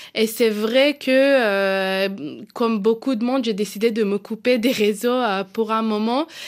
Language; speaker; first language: French; non-native, fluent; Hebrew